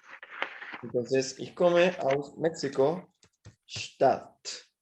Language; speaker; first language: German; non-native, fluent; Spanish